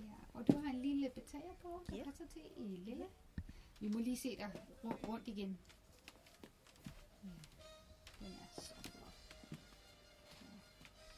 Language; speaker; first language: Danish; native; Danish